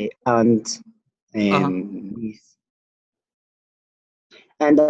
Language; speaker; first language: English; non-native, learner; Spanish